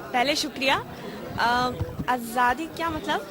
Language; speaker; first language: Hindi; non-native, learner; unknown